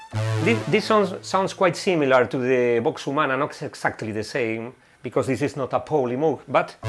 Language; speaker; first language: English; non-native, fluent; Spanish